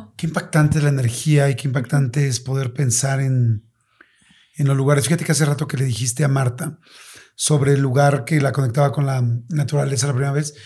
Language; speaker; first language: Spanish; native; Spanish